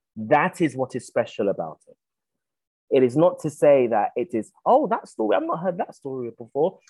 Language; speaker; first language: English; native; English